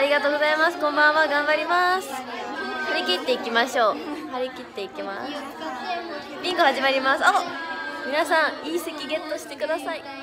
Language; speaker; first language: Japanese; native; Japanese